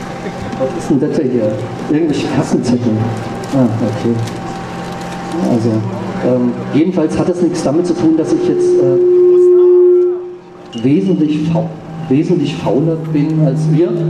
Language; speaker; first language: German; native; German